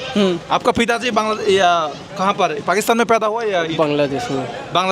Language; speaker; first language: Hindi; non-native, learner; Bangla